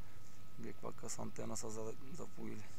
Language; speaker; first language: Bulgarian; native; Bulgarian